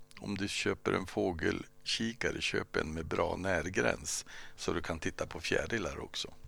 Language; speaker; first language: Swedish; native; Swedish